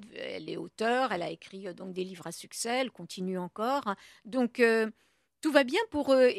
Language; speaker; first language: French; native; French